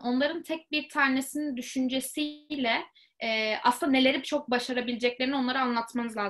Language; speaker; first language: Turkish; native; Turkish